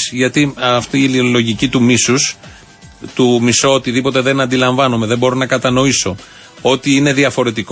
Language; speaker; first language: Greek; native; Greek